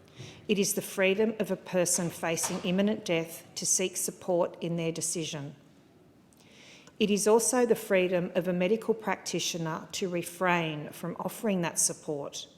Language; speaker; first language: English; native; English